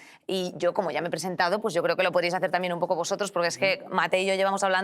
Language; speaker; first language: Spanish; native; Spanish